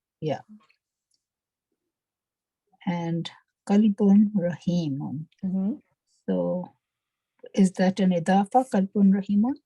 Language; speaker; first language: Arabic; non-native, learner; English